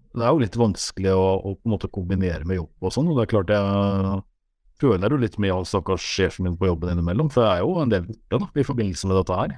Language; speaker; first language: Norwegian; native; Norwegian